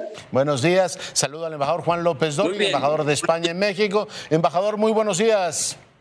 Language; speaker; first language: Spanish; native; Spanish